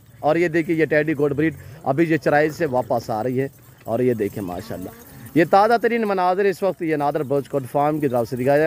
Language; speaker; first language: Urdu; non-native, local second language; Saraiki